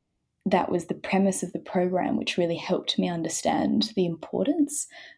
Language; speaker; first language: English; native; English